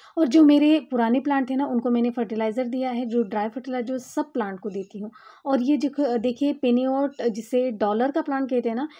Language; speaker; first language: Hindi; non-native, local second language; Marathi